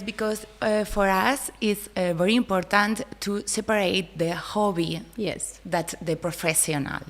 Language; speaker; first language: English; non-native, learner; Spanish